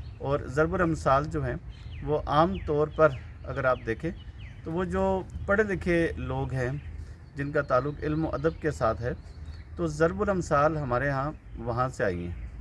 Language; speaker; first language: Urdu; native; Urdu